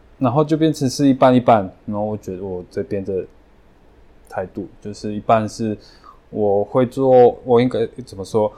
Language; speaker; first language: Chinese; early bilingual, heritage; Chinese